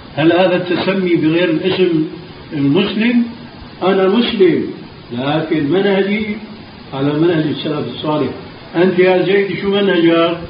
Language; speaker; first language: Arabic; early bilingual, other home language; Albanian